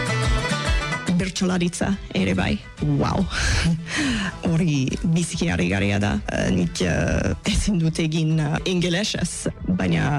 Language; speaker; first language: Basque; non-native, fluent; English